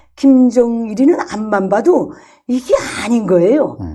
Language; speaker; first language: Korean; early bilingual, other home language; Chinese